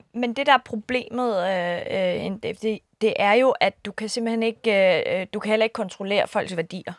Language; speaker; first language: Danish; early bilingual, other home language; Kurdish